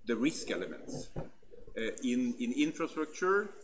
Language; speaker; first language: English; non-native, fluent; Norwegian